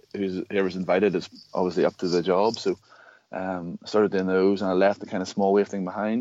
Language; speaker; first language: English; native; English